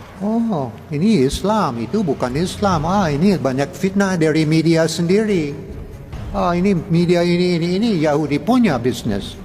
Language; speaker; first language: Indonesian; non-native, fluent; English